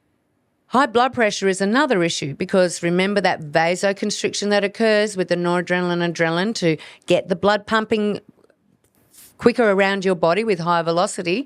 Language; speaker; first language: English; native; English